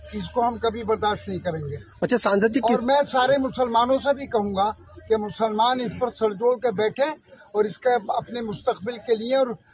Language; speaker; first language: Hindi; native; Hindi